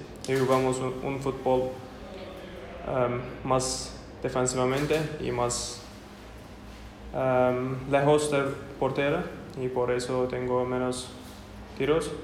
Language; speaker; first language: Spanish; non-native, learner; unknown